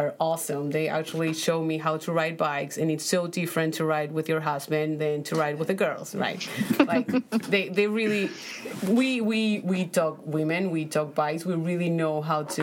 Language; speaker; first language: English; non-native, fluent; Spanish